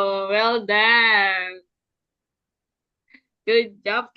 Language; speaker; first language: English; non-native, fluent; Indonesian